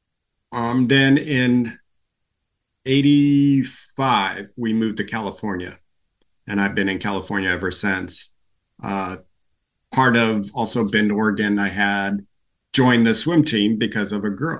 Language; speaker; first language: English; native; English